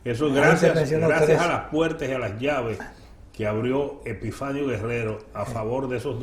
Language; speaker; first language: Spanish; native; Spanish